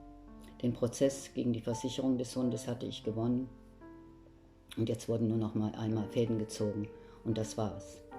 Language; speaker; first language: German; native; German